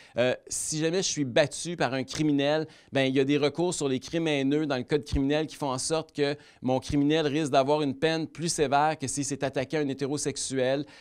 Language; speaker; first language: French; native; French